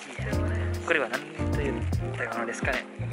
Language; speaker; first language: Japanese; non-native, fluent; Indonesian